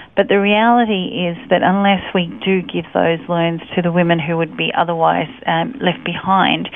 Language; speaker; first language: English; native; English